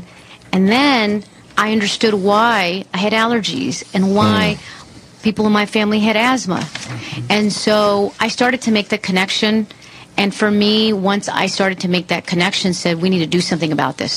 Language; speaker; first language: English; native; English